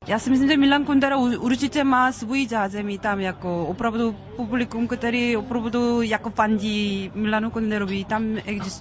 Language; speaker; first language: Czech; non-native, fluent; Korean